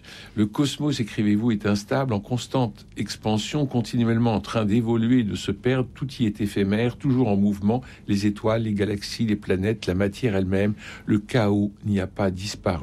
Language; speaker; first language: French; native; French